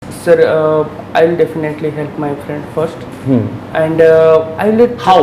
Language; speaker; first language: English; non-native, local second language; Odia